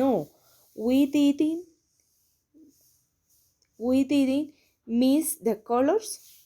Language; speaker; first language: English; non-native, learner; Spanish